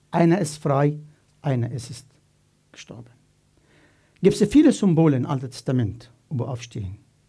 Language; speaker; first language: German; non-native, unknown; Arabic